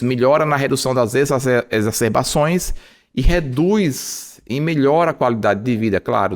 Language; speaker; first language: Portuguese; native; Portuguese